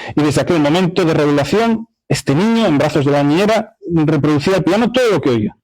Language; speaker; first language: Spanish; non-native, local second language; Galician